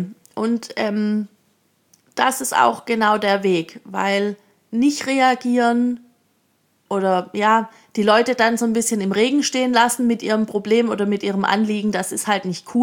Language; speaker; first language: German; native; German